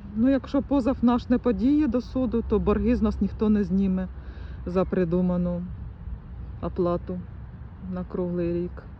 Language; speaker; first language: Ukrainian; native; Ukrainian